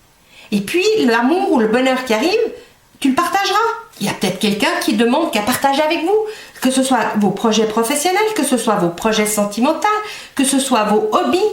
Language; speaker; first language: French; native; French